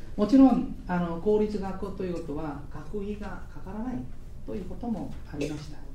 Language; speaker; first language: Japanese; non-native, fluent; Korean